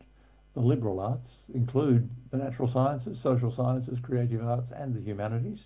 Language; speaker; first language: English; native; English